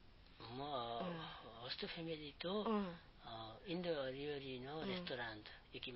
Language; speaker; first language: Japanese; non-native, learner; Nepali